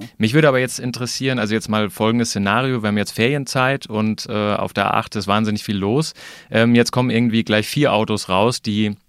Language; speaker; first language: German; native; German